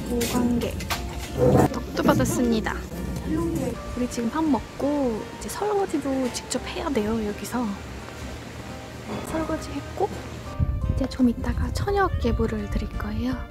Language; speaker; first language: Korean; non-native, fluent; Estonian